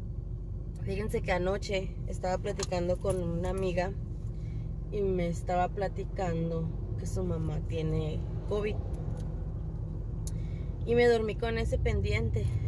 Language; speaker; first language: Spanish; native; Spanish